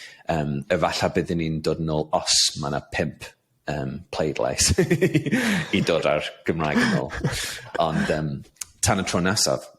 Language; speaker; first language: Welsh; non-native, fluent; English